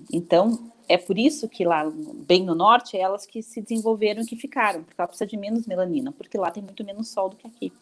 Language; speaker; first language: Portuguese; native; Portuguese